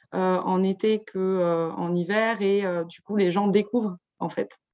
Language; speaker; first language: French; native; French